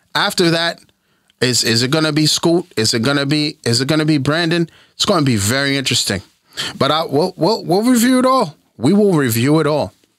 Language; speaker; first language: English; native; English